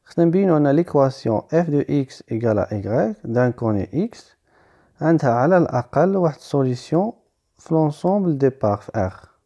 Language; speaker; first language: French; non-native, local second language; Arabic